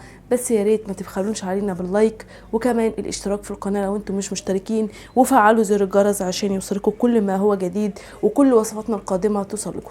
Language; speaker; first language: Arabic; native; Arabic